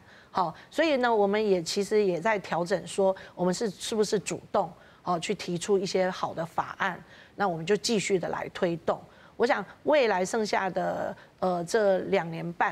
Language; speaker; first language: Chinese; native; Chinese